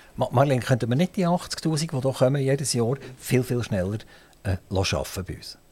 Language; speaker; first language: German; native; German